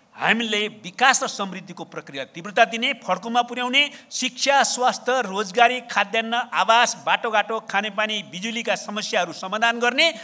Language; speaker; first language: Nepali; native; Nepali